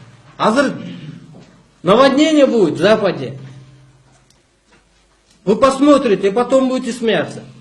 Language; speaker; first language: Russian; non-native, local second language; Kyrgyz